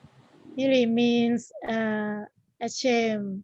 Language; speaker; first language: English; non-native, learner; Thai